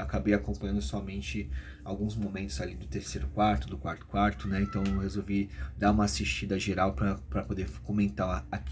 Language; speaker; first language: Portuguese; native; Portuguese